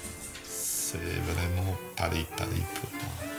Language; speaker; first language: French; non-native, fluent; Bosnian